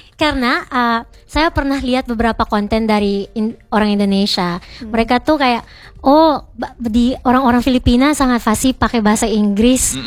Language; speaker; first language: Indonesian; non-native, fluent; Filipino